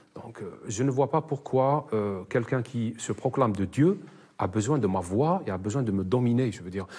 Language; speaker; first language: French; non-native, local second language; Arabic